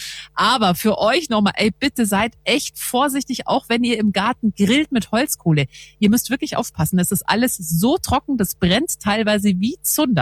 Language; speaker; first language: German; native; German